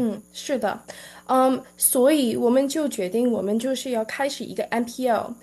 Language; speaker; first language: Chinese; early bilingual, heritage; Chinese